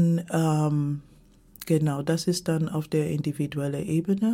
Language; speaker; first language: German; non-native, fluent; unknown